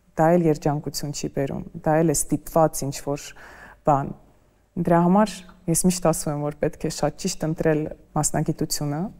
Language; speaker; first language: Armenian; native; Armenian